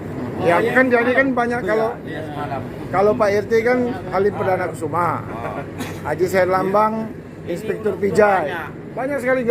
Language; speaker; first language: Indonesian; native; Indonesian